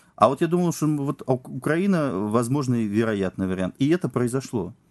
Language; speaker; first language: Russian; native; Russian